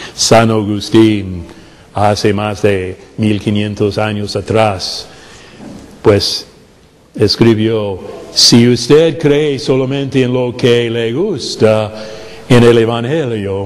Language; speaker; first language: Spanish; non-native, fluent; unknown